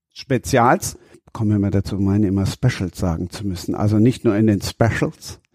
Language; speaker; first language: German; native; German